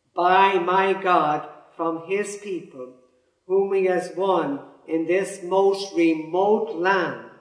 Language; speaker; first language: English; native; English